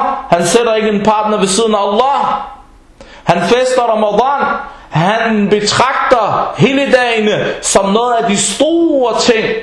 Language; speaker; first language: Danish; early bilingual, other home language; Arabic